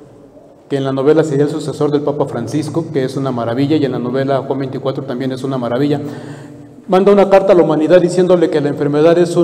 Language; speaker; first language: Spanish; native; Spanish